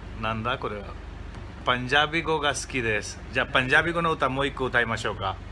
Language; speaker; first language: Japanese; non-native, fluent; Hindi